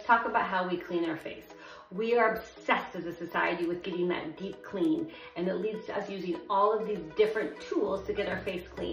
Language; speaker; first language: English; native; English